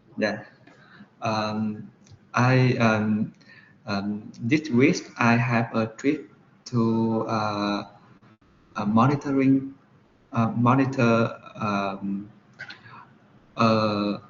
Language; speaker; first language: English; non-native, learner; Vietnamese